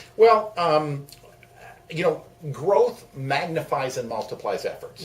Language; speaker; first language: English; native; English